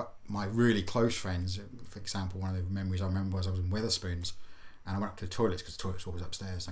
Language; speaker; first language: English; native; English